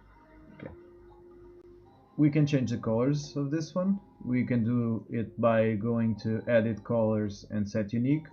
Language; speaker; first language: English; non-native, fluent; Portuguese